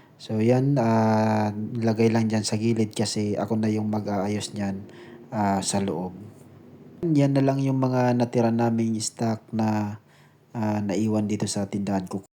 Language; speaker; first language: Filipino; non-native, local second language; Cebuano